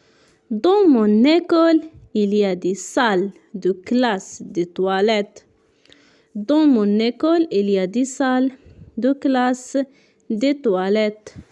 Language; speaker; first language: French; non-native, local second language; Arabic